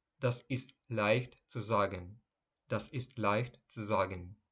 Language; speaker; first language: German; non-native, fluent; Ukrainian